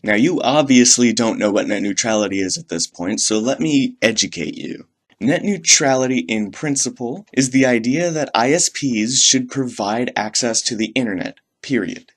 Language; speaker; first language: English; native; English